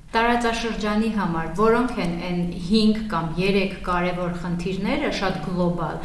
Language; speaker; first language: Armenian; native; Armenian